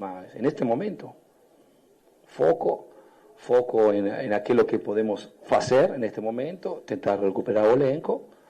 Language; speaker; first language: Portuguese; non-native, learner; Spanish